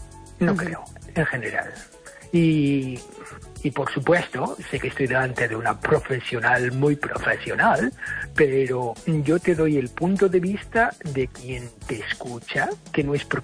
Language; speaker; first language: Spanish; non-native, fluent; English